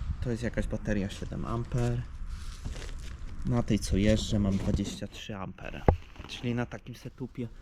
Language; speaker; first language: Polish; native; Polish